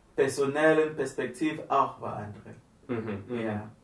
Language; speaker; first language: German; non-native, fluent; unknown